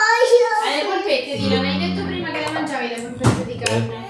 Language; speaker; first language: Italian; native; Italian